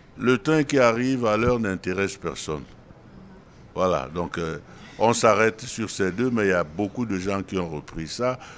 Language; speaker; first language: French; non-native, local second language; Duala